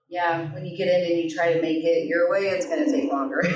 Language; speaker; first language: English; native; English